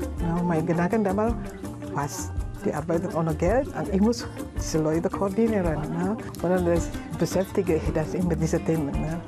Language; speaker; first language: German; non-native, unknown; Indonesian